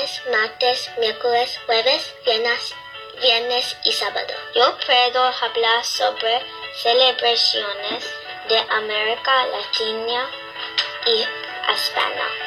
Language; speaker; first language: Spanish; non-native, learner; English